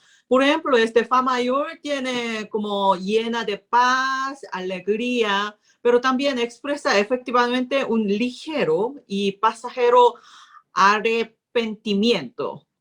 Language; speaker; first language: Spanish; non-native, learner; Korean